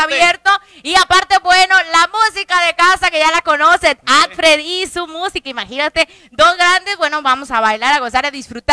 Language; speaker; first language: Spanish; native; Spanish